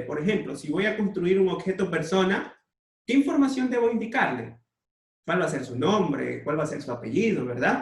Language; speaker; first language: Spanish; native; Spanish